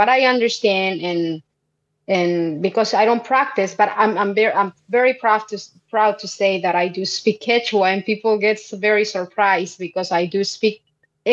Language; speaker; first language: English; non-native, fluent; Quechua